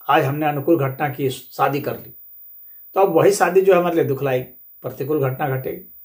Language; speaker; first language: Hindi; native; Hindi